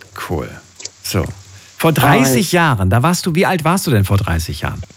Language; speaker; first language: German; native; German